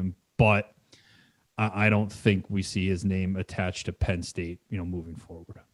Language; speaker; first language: English; native; English